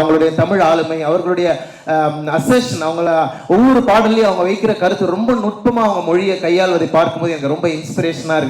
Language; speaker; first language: Tamil; native; Tamil